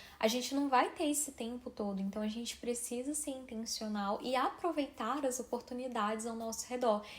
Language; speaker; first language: Portuguese; native; Portuguese